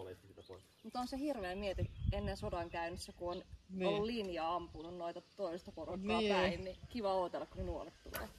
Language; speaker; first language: Finnish; native; Finnish